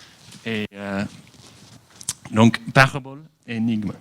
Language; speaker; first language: French; non-native, fluent; English